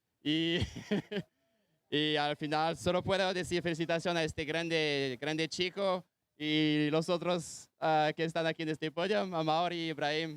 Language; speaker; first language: Spanish; non-native, fluent; Portuguese